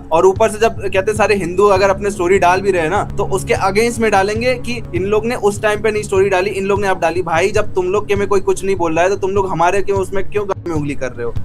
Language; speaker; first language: Hindi; native; Hindi